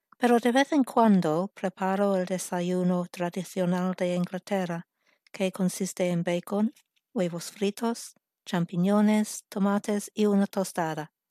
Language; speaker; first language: Spanish; native; Spanish